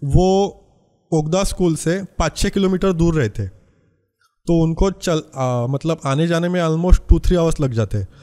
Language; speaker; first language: Hindi; non-native, local second language; Marathi